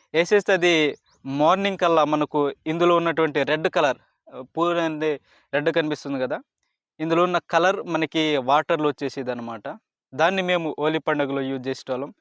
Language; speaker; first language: Telugu; non-native, local second language; Koya